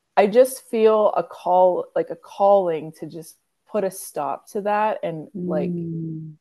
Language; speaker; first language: English; native; English